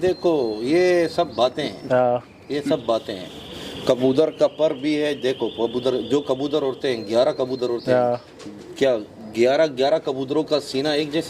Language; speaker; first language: Hindi; non-native, learner; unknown